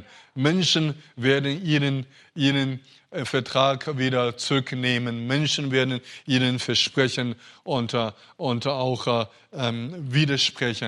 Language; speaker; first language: German; non-native, fluent; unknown